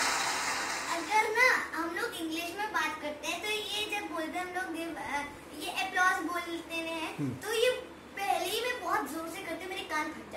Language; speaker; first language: Hindi; native; Hindi